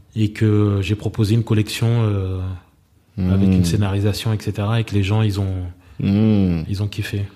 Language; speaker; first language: French; native; French